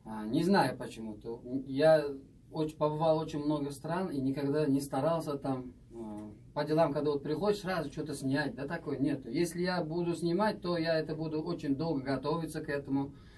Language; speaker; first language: Russian; non-native, local second language; Uzbek